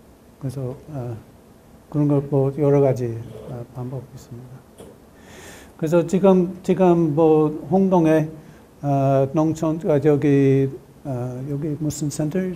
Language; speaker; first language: Korean; non-native, learner; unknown